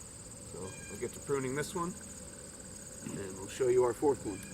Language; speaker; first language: English; native; English